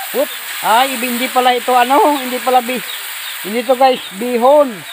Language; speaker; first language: Filipino; non-native, local second language; Bikol